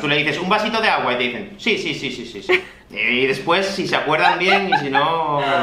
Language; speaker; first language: Spanish; native; Spanish